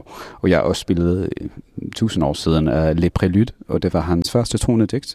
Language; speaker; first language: Danish; non-native, fluent; English